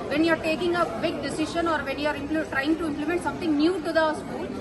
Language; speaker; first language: English; non-native, local second language; Telugu